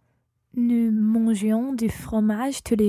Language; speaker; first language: French; non-native, learner; English